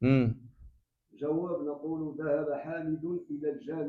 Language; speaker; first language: Arabic; non-native, learner; English